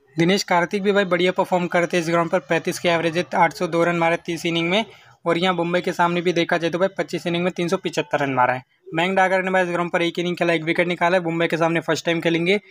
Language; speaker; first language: Hindi; native; Hindi